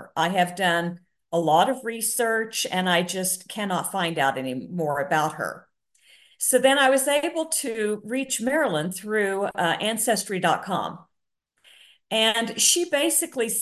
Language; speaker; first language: English; native; English